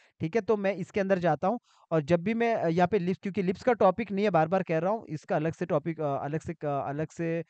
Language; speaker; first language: Hindi; native; Hindi